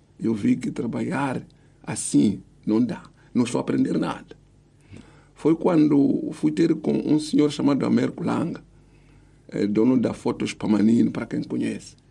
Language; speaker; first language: Portuguese; non-native, local second language; Tsonga